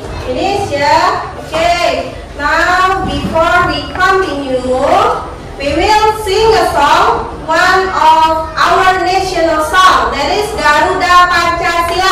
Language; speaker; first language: English; non-native, learner; Indonesian